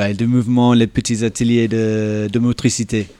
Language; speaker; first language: French; non-native, fluent; English